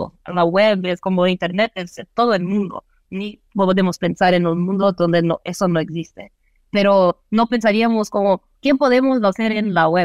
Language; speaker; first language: Spanish; non-native, fluent; Portuguese